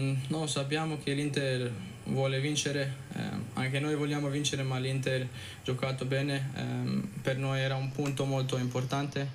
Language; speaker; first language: Italian; non-native, fluent; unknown